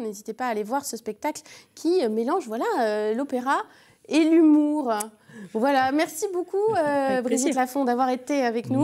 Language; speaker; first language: French; native; French